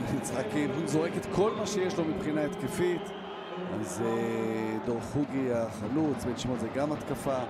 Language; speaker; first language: Hebrew; native; Hebrew